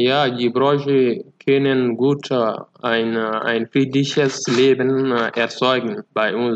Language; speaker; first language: German; non-native, fluent; Fula